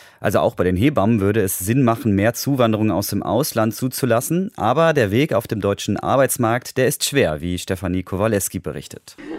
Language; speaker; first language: German; native; German